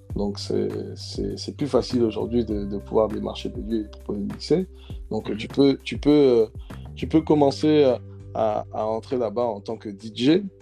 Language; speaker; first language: French; early bilingual, other home language; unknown